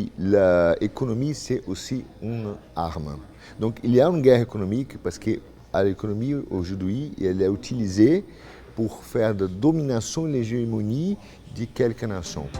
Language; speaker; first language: French; non-native, fluent; Portuguese